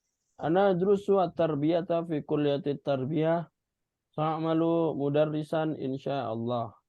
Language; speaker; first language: Arabic; non-native, fluent; Indonesian